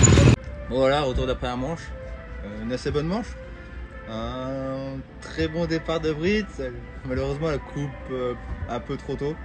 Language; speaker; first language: French; native; French